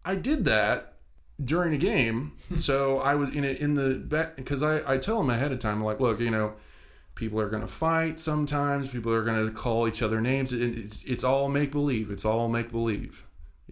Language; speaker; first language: English; native; English